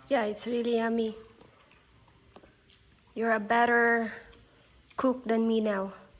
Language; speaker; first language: English; non-native, local second language; Filipino